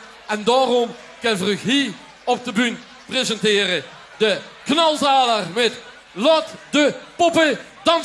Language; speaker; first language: Dutch; native; Dutch